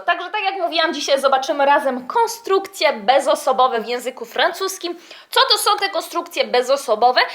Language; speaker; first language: Polish; early bilingual, heritage; Polish